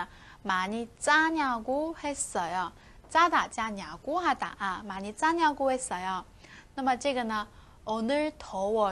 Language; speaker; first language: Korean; non-native, fluent; Chinese